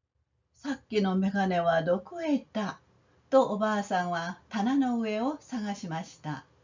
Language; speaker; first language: Japanese; non-native, fluent; Korean